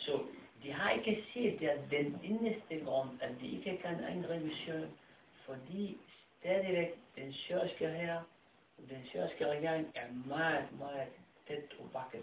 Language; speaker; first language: Danish; non-native, fluent; Arabic